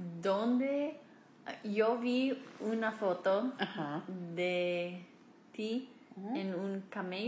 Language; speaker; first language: Spanish; non-native, fluent; English